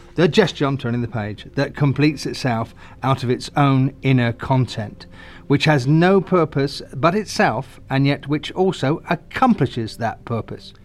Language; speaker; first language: English; native; English